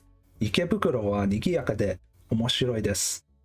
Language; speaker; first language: Japanese; non-native, learner; English